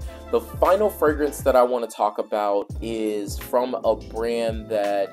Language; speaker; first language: English; native; English